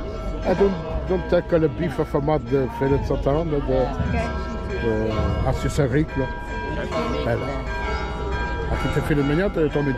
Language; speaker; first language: Portuguese; native; Portuguese